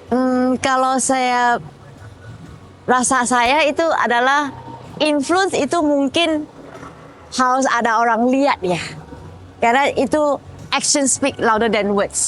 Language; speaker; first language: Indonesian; early bilingual, heritage; Indonesian